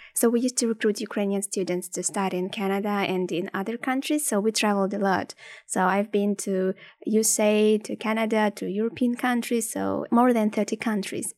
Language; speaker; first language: English; non-native, fluent; Ukrainian